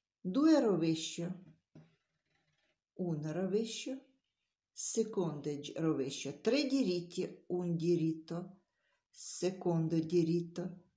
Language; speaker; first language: Italian; non-native, learner; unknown